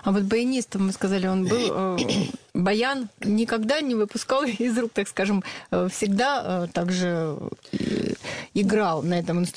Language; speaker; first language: Russian; native; Russian